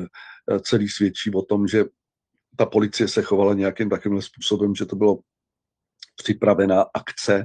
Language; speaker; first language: Czech; native; Czech